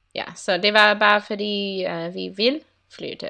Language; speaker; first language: Danish; non-native, learner; English